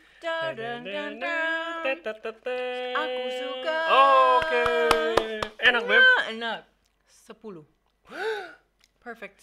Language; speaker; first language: Indonesian; non-native, learner; English